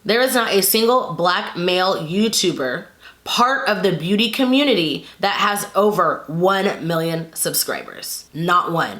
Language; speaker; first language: English; native; English